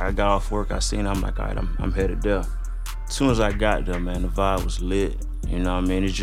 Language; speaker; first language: English; native; English